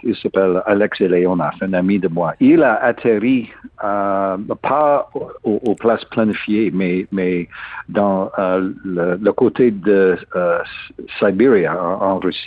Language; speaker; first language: French; non-native, learner; English